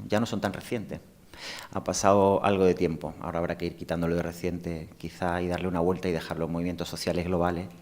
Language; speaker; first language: Spanish; native; Spanish